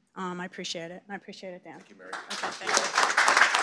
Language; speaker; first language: English; native; English